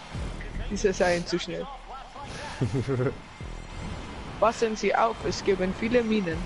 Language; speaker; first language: German; non-native, learner; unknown